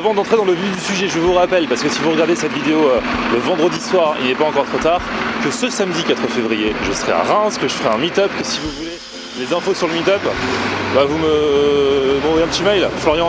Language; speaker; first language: French; native; French